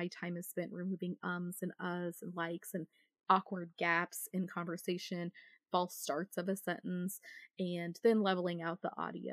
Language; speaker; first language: English; native; English